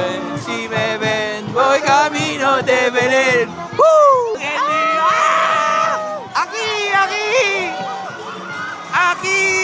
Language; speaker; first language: Spanish; non-native, learner; Filipino